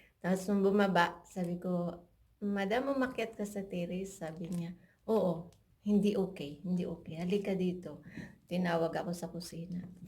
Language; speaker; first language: Filipino; native; Filipino